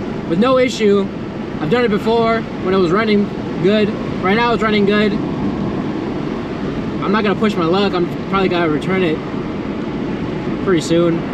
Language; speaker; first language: English; native; English